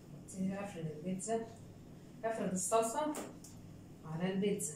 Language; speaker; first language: Arabic; native; Arabic